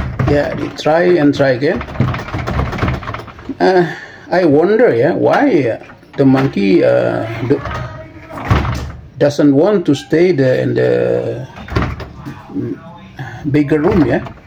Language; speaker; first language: English; non-native, learner; Indonesian